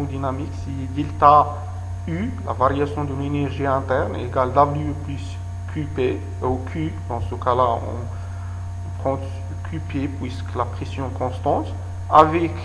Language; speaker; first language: French; non-native, local second language; Arabic